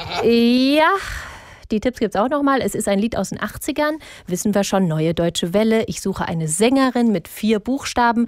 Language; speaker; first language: German; native; German